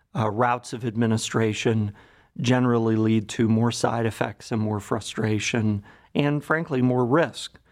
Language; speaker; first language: English; native; English